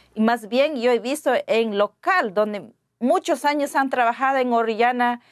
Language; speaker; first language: Spanish; non-native, local second language; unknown